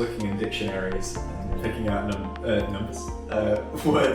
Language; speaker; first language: English; native; English